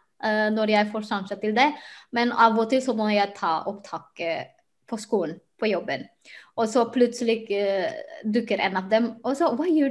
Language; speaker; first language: Norwegian; non-native, fluent; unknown